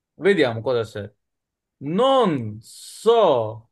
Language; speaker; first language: Italian; non-native, learner; Bangla